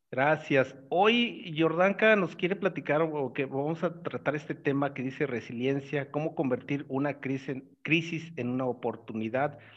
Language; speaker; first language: Spanish; native; Spanish